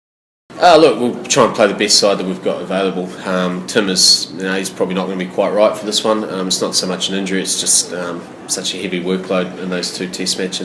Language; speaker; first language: English; native; English